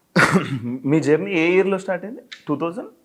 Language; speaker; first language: Telugu; native; Telugu